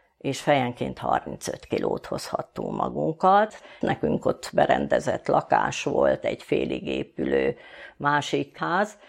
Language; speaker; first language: Hungarian; native; Hungarian